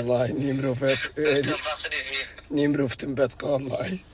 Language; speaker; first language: Arabic; native; Arabic